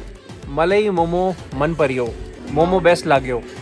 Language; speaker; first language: Hindi; native; Hindi